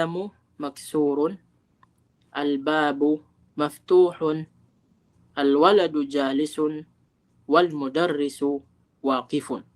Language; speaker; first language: Arabic; non-native, fluent; Filipino